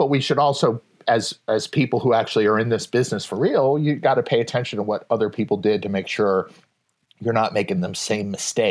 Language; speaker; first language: English; native; English